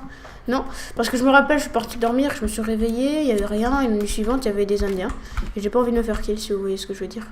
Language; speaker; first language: French; native; French